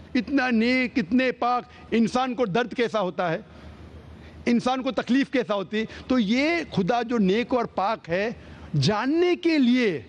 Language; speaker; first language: Hindi; non-native, local second language; Konkani